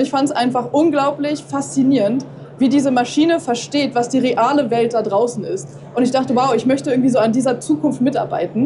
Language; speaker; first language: German; native; German